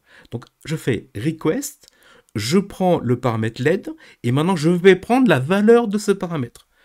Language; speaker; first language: French; native; French